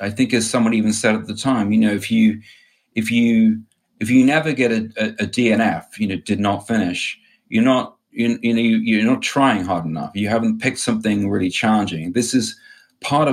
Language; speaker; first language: English; native; English